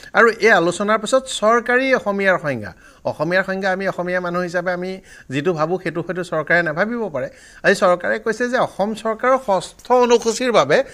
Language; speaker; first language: Assamese; native; Assamese